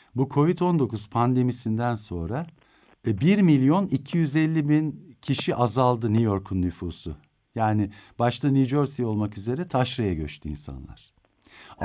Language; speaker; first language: Turkish; native; Turkish